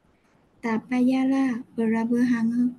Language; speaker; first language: Indonesian; non-native, learner; Vietnamese